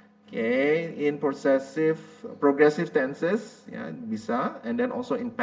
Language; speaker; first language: English; non-native, fluent; Indonesian